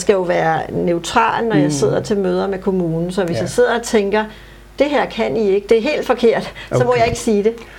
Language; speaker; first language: Danish; native; Danish